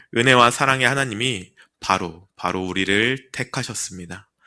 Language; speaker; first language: Korean; native; Korean